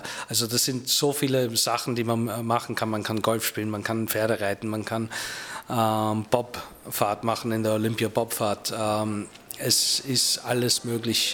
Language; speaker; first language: German; non-native, fluent; English